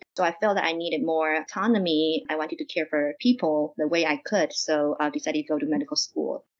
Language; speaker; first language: English; non-native, fluent; Chinese